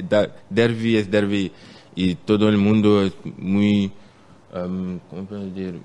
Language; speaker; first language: Spanish; non-native, learner; French